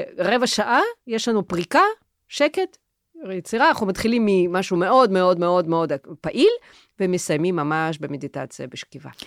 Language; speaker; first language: Hebrew; native; Hebrew